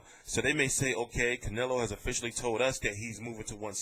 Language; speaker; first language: English; native; English